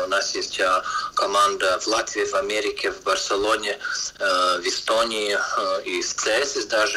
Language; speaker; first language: Russian; non-native, local second language; Latvian